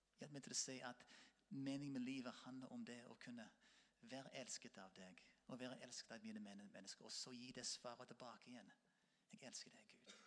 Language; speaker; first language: Norwegian; non-native, fluent; English